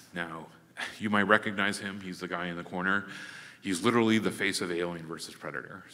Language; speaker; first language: English; native; English